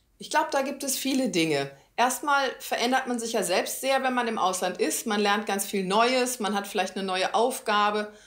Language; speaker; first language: German; native; German